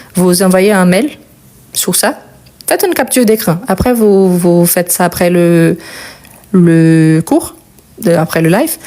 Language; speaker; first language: French; non-native, fluent; Portuguese